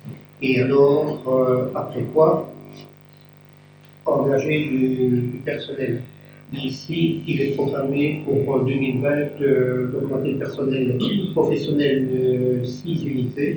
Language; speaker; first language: French; native; French